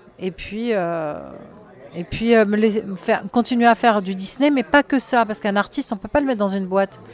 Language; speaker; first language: French; native; French